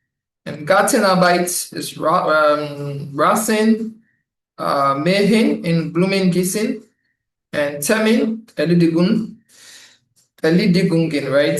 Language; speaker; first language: German; non-native, fluent; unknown